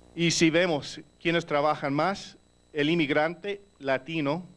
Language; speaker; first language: Spanish; early bilingual, heritage; Spanish